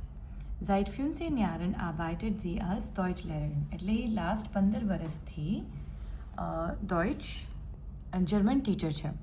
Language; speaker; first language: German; non-native, fluent; Gujarati